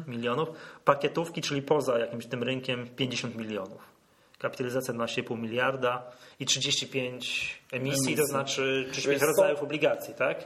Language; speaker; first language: Polish; native; Polish